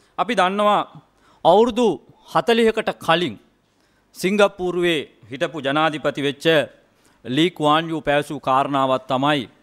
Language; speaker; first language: Sinhala; non-native, local second language; Tamil